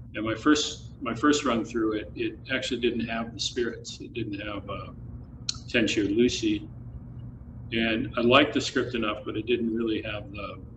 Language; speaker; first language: English; native; English